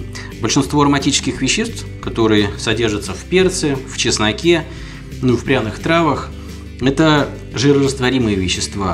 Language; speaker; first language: Russian; native; Russian